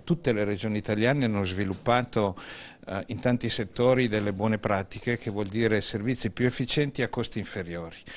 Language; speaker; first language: Italian; native; Italian